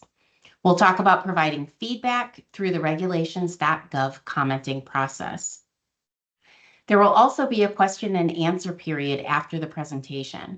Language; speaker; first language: English; native; English